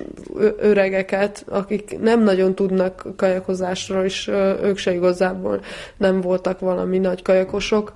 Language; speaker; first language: Hungarian; early bilingual, heritage; Hungarian